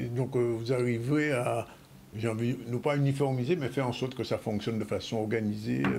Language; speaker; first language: French; native; French